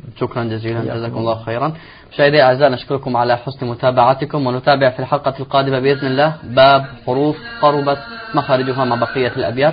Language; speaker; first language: Arabic; native; Arabic